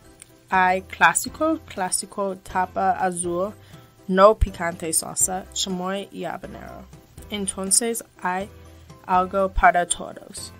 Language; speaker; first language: Spanish; non-native, learner; English